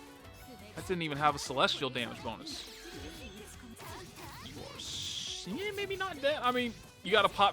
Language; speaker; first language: English; native; English